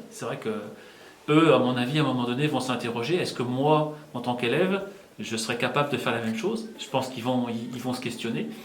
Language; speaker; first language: French; native; French